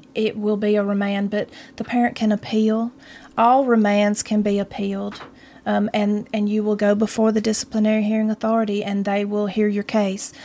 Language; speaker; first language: English; native; English